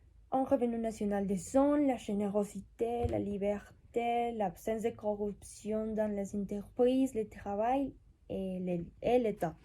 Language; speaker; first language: French; non-native, learner; Spanish